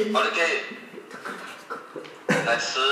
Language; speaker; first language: Korean; non-native, learner; Chinese